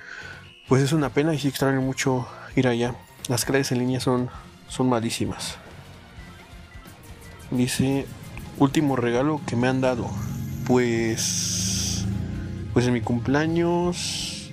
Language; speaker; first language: Spanish; native; Spanish